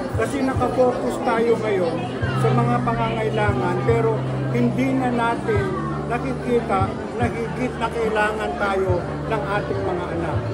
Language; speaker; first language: Filipino; native; Filipino